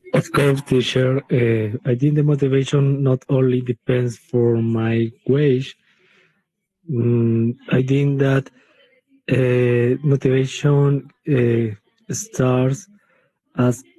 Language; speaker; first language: English; non-native, learner; Spanish